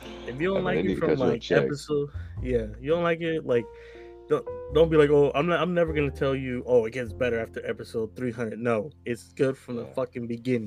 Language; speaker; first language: English; native; English